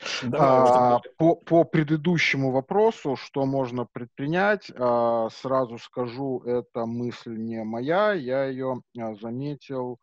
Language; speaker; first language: Russian; native; Russian